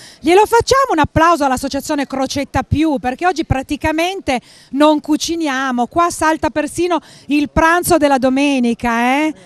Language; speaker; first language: Italian; native; Italian